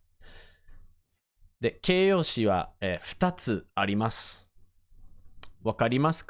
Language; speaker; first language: Japanese; non-native, fluent; English